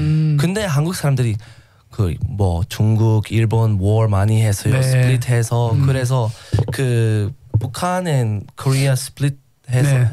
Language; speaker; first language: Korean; non-native, learner; English